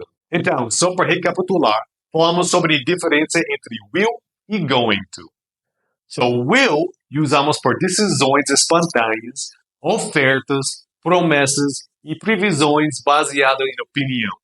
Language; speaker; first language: Portuguese; non-native, fluent; English